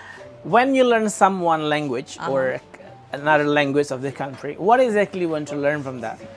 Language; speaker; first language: English; non-native, fluent; Indonesian